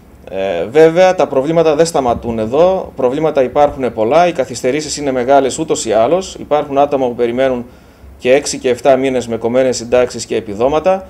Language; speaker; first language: Greek; native; Greek